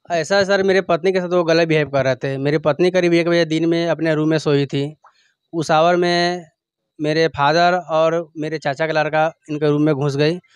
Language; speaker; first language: Hindi; native; Hindi